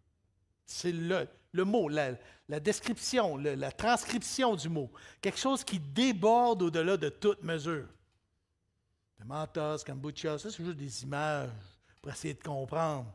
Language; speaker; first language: French; native; French